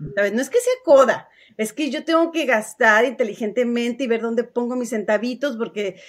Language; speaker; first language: Spanish; native; Spanish